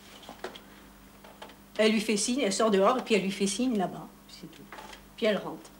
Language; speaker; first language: French; native; French